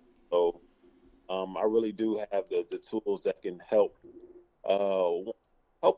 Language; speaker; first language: English; native; English